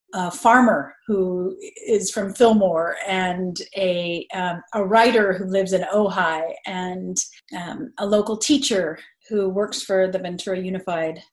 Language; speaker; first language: English; native; English